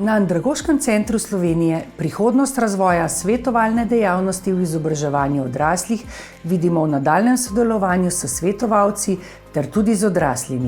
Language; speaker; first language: Slovenian; native; Slovenian